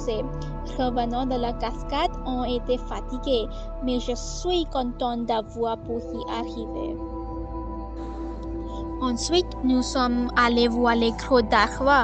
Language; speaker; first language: French; non-native, learner; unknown